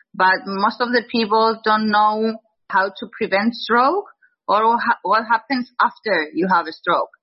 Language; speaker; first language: English; non-native, fluent; Greek